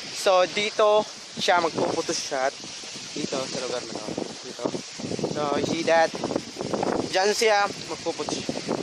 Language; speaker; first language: Filipino; non-native, local second language; Cebuano